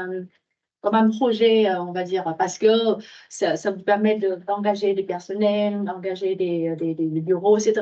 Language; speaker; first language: French; non-native, fluent; Vietnamese